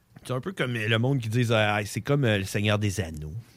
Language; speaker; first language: French; native; French